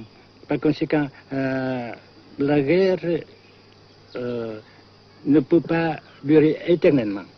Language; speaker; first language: French; non-native, local second language; Vietnamese